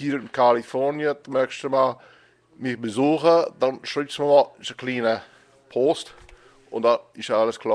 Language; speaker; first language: German; non-native, fluent; English